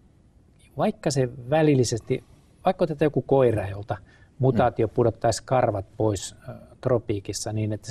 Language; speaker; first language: Finnish; native; Finnish